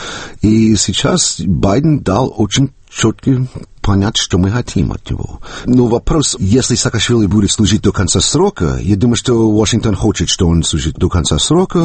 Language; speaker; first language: Russian; non-native, fluent; English